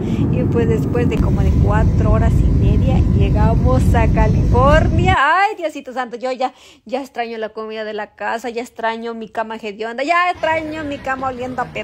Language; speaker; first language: Spanish; native; Spanish